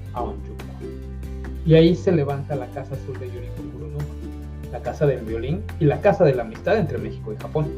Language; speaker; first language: Spanish; native; Spanish